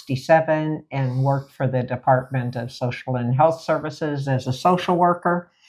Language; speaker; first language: English; native; English